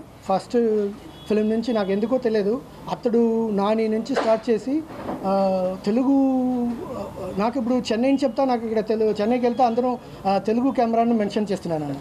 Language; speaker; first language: Telugu; non-native, local second language; Tamil